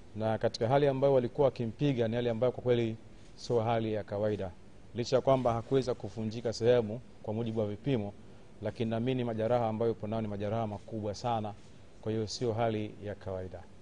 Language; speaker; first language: Swahili; native; Swahili